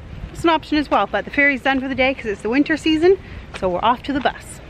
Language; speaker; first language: English; native; English